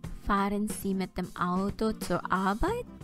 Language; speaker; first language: German; non-native, fluent; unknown